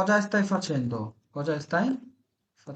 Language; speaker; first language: Italian; non-native, fluent; Bangla